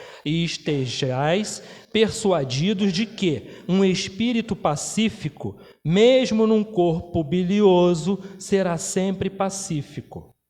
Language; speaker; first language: Portuguese; native; Portuguese